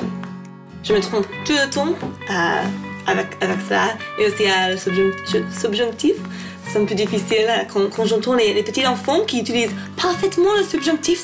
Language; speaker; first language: French; non-native, learner; English